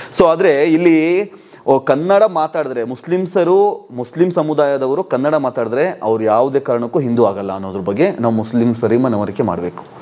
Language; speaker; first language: Kannada; non-native, local second language; Urdu